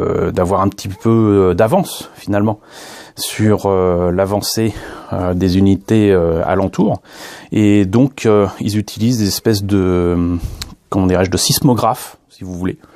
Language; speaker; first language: French; native; French